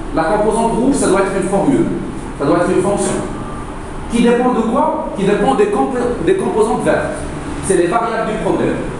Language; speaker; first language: French; non-native, local second language; Arabic